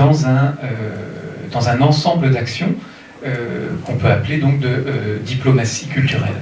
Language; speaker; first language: French; native; French